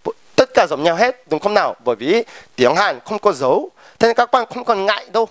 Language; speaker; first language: Vietnamese; non-native, fluent; Korean